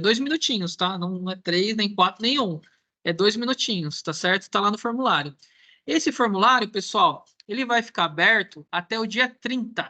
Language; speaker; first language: Portuguese; native; Portuguese